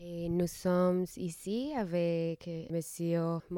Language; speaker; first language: French; non-native, learner; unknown